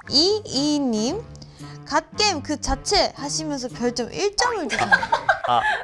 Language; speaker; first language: Korean; native; Korean